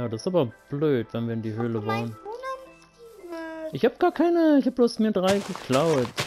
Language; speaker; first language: German; native; German